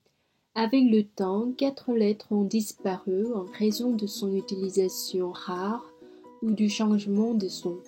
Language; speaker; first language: French; non-native, learner; Korean